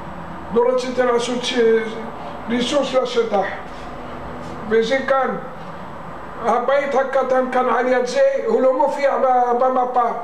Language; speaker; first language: Hebrew; non-native, fluent; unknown